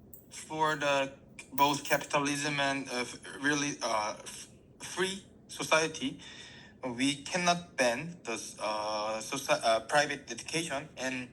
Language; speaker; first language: English; non-native, learner; Korean